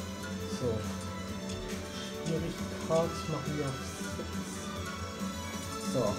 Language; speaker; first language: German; early bilingual, other home language; Vietnamese